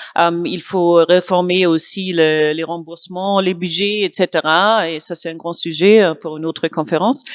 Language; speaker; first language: French; non-native, fluent; German